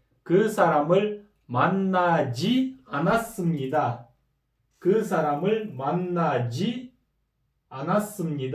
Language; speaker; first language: Korean; non-native, fluent; Kyrgyz